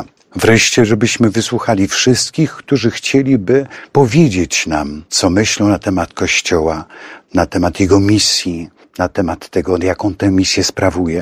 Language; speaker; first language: Polish; native; Polish